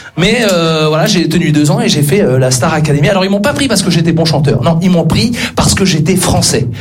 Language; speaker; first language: French; native; French